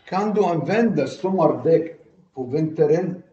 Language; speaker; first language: Swedish; non-native, learner; Arabic